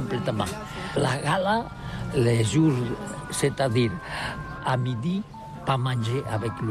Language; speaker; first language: French; non-native, learner; Catalan